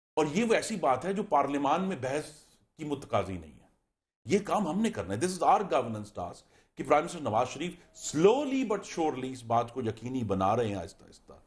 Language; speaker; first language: Urdu; native; Urdu